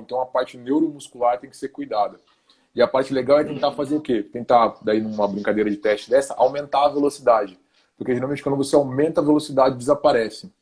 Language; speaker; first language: Portuguese; native; Portuguese